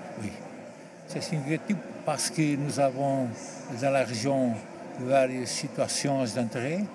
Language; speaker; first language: French; non-native, learner; Portuguese